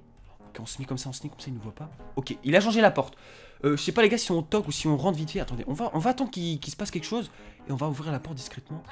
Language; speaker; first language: French; native; French